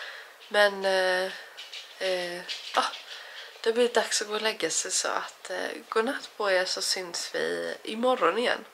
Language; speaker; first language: Swedish; native; Swedish